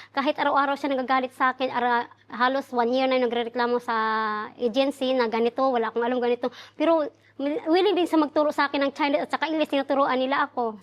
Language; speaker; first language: Filipino; native; Filipino